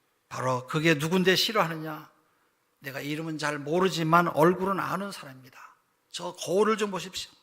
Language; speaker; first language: Korean; native; Korean